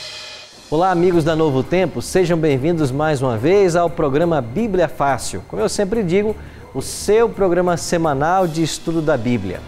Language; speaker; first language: Portuguese; native; Portuguese